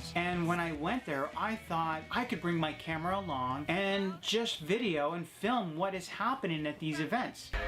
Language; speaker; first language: English; native; English